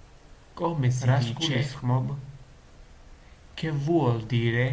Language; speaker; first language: Italian; non-native, learner; Georgian